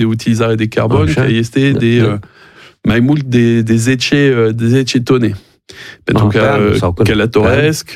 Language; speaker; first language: Romanian; non-native, learner; French